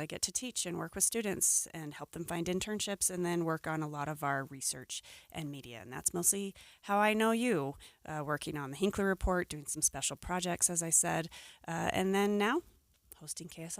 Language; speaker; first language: English; native; English